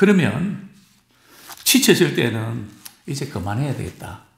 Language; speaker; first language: Korean; native; Korean